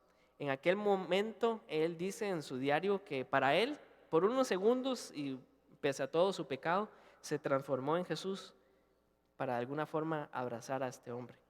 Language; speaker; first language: Spanish; native; Spanish